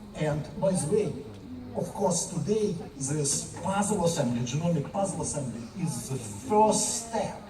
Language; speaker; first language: English; non-native, fluent; Russian